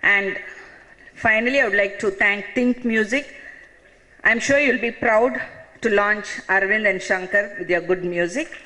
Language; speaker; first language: English; non-native, local second language; Tamil